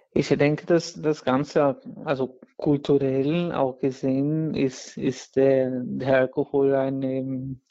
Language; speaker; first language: German; non-native, fluent; Portuguese